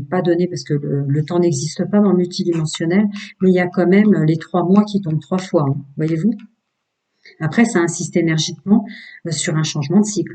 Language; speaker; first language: French; native; French